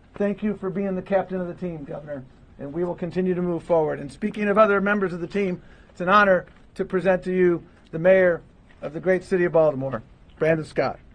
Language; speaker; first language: English; early bilingual, other home language; Spanish